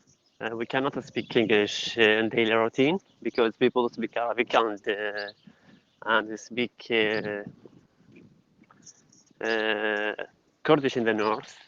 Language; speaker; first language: English; non-native, learner; Arabic